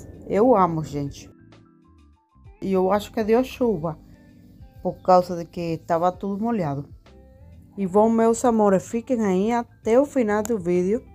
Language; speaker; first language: Portuguese; non-native, fluent; Spanish